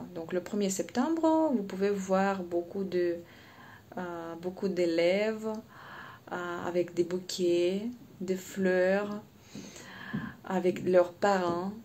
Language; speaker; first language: French; non-native, fluent; Russian